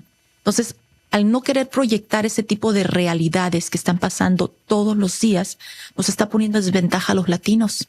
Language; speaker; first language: Spanish; native; Spanish